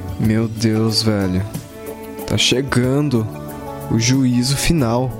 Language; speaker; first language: Portuguese; native; Portuguese